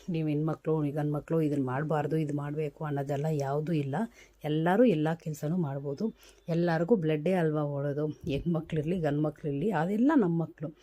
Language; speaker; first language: Kannada; non-native, local second language; Tamil